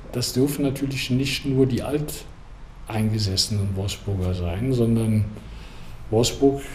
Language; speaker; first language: German; native; German